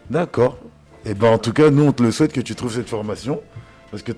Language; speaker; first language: French; native; French